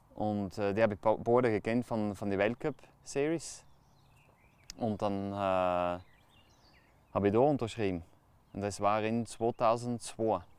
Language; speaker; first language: German; non-native, fluent; Dutch